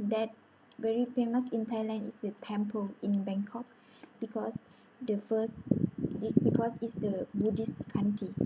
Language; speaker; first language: English; non-native, learner; Thai